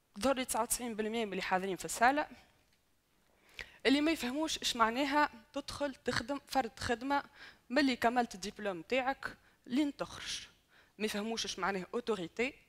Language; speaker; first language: Arabic; native; Arabic